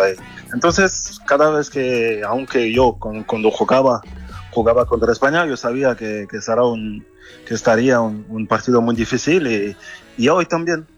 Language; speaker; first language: Spanish; non-native, fluent; French